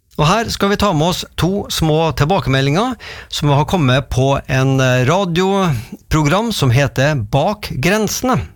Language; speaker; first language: Norwegian; native; Norwegian